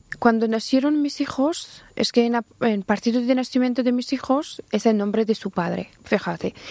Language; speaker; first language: Spanish; non-native, fluent; Persian